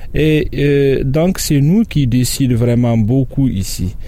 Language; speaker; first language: French; non-native, local second language; Tamasheq